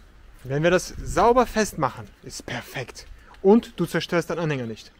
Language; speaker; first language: German; native; German